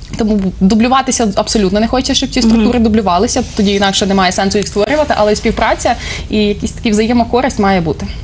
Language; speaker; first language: Ukrainian; native; Ukrainian